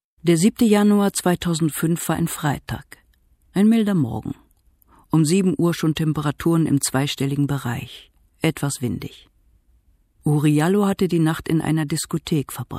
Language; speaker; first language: German; native; German